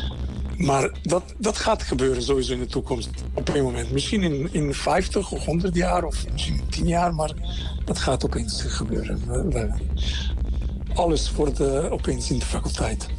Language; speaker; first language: Dutch; non-native, fluent; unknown